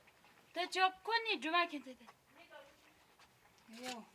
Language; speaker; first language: Chinese; non-native, local second language; Tibetan